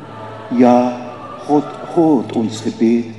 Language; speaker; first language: Dutch; non-native, fluent; German